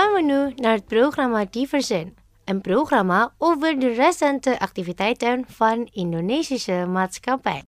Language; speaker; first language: Dutch; non-native, learner; Indonesian